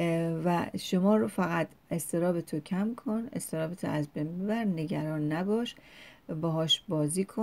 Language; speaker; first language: Persian; native; Persian